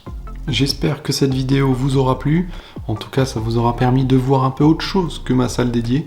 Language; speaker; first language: French; native; French